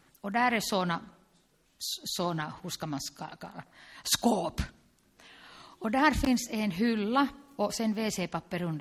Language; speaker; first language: Swedish; non-native, local second language; Finnish